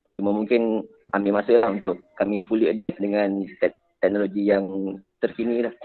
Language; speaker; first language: Malay; native; Malay